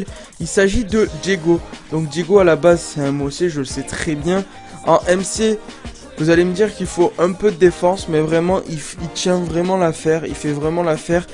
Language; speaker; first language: French; native; French